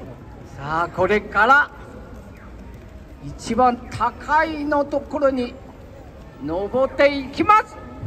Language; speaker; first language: Japanese; non-native, learner; Chinese